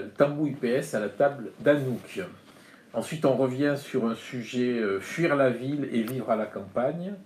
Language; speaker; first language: French; native; French